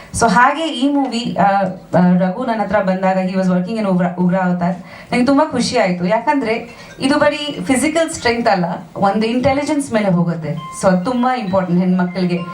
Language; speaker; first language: Kannada; non-native, fluent; Bangla